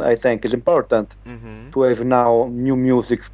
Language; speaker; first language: English; non-native, learner; Italian